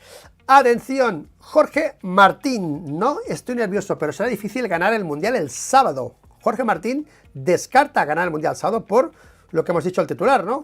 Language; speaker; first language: Spanish; native; Spanish